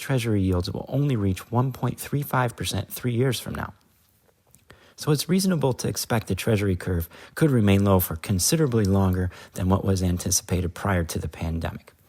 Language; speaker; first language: English; native; English